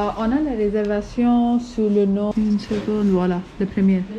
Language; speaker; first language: French; non-native, learner; Hindi